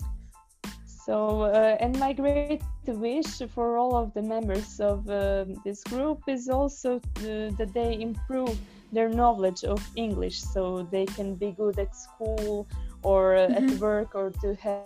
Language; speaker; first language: English; non-native, fluent; Croatian